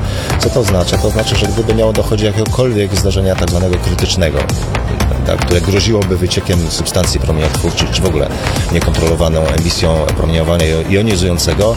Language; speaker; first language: Polish; native; Polish